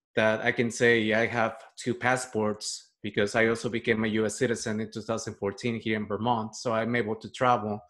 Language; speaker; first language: English; non-native, fluent; Spanish